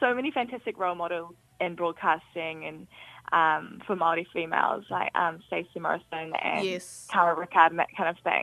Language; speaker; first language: English; native; English